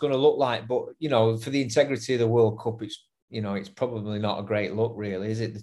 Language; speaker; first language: English; native; English